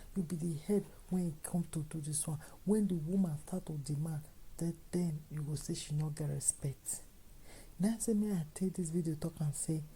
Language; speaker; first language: Nigerian Pidgin; native; Nigerian Pidgin